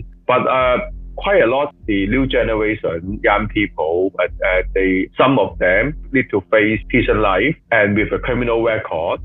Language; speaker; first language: English; non-native, local second language; Cantonese